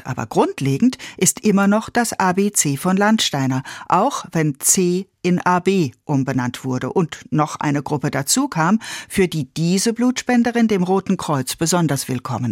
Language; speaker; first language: German; native; German